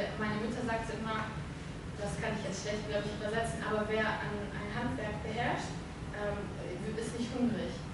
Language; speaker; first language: German; early bilingual, other home language; Armenian